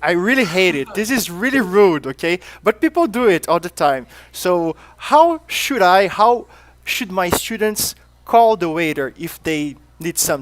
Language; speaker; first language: English; non-native, fluent; Portuguese